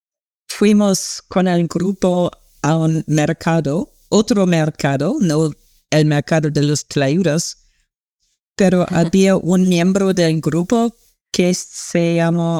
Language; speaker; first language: Spanish; non-native, learner; English